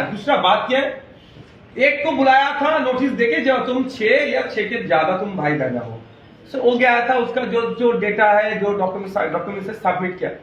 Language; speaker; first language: Hindi; non-native, local second language; Bangla